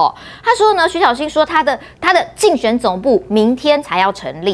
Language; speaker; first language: Chinese; native; Chinese